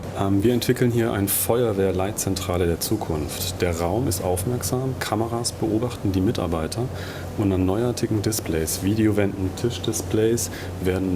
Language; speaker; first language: German; native; German